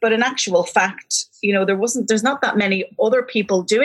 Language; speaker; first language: English; native; English